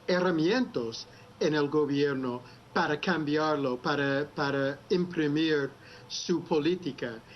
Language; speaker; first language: Spanish; non-native, fluent; English